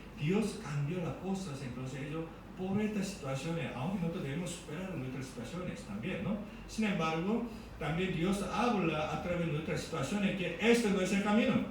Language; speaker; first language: Spanish; non-native, fluent; Korean